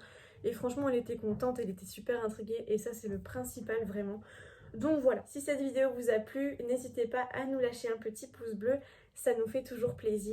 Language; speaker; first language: French; native; French